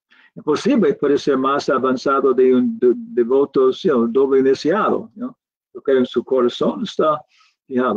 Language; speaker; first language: Spanish; non-native, learner; English